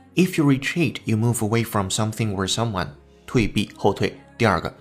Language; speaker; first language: English; non-native, fluent; Chinese